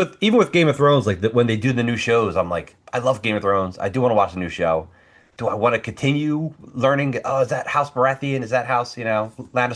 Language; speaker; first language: English; native; English